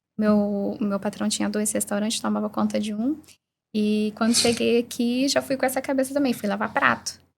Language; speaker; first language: Portuguese; native; Portuguese